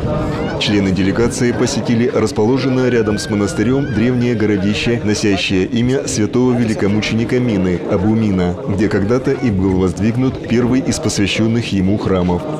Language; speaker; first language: Russian; native; Russian